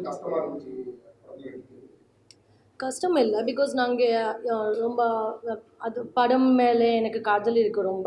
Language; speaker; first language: Tamil; non-native, learner; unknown